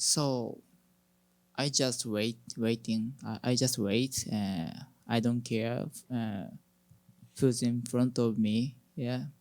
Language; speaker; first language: English; non-native, learner; Japanese